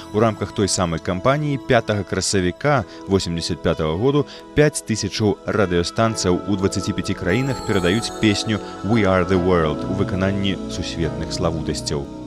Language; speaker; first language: Belarusian; native; Belarusian